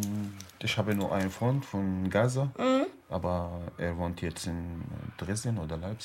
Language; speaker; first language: German; non-native, learner; Arabic